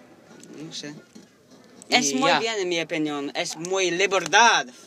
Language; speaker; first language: Spanish; non-native, learner; English